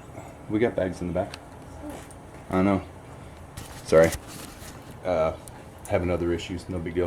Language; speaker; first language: English; native; English